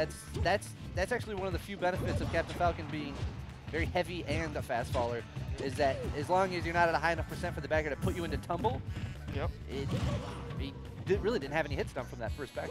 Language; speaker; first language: English; native; English